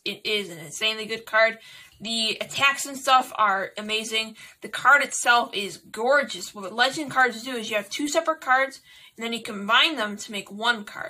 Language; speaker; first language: English; native; English